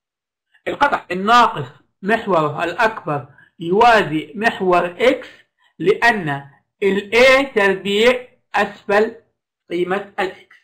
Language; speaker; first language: Arabic; native; Arabic